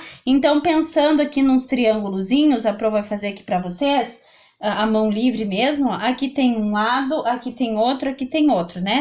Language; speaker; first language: Portuguese; native; Portuguese